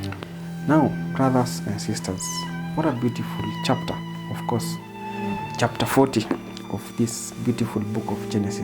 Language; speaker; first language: English; non-native, local second language; Swahili